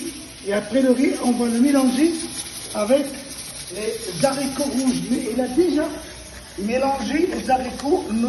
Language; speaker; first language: French; non-native, local second language; Arabic